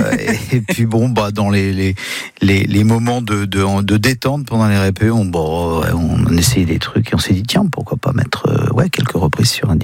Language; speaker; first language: French; native; French